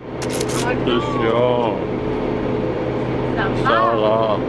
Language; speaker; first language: French; native; French